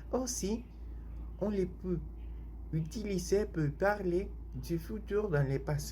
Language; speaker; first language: French; non-native, learner; Spanish